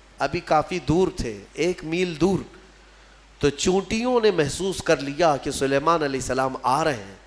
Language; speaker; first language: Urdu; native; Urdu